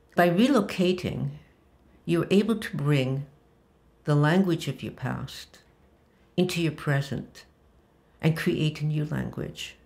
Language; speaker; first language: English; early bilingual, other home language; Hebrew